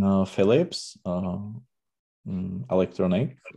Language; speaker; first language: German; non-native, learner; Czech